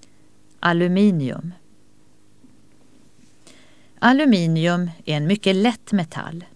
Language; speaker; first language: Swedish; native; Swedish